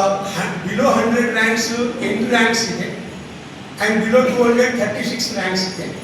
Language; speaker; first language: Kannada; non-native, learner; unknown